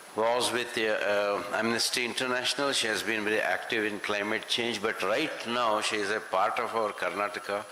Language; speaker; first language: English; non-native, local second language; Kannada